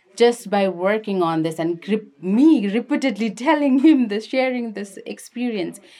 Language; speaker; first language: English; non-native, local second language; Nepali